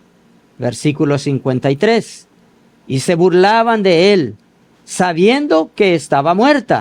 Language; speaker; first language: Spanish; native; Spanish